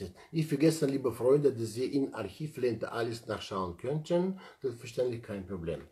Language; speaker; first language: German; non-native, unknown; Russian